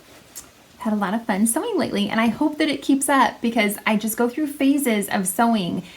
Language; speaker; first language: English; native; English